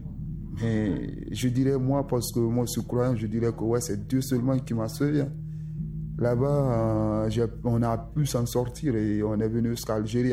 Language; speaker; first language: French; non-native, local second language; Susu